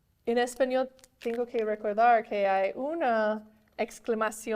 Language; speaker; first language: Spanish; non-native, fluent; English